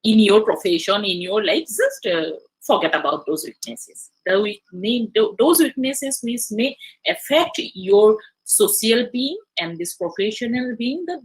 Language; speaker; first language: English; non-native, local second language; Assamese